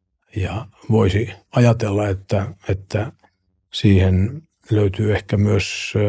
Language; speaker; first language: Finnish; native; Finnish